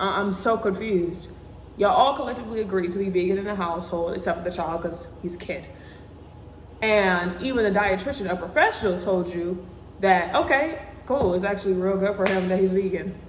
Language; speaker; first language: English; native; English